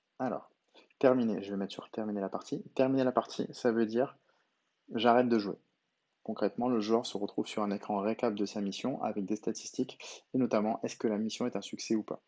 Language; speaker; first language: French; native; French